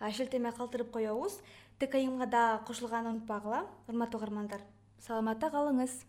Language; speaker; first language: Kyrgyz; native; Kyrgyz